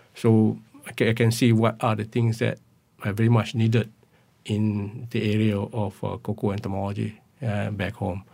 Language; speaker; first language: English; non-native, local second language; Malay